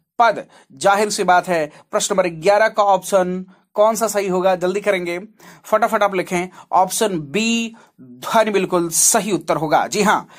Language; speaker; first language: Hindi; native; Hindi